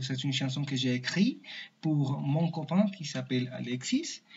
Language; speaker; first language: French; non-native, learner; Spanish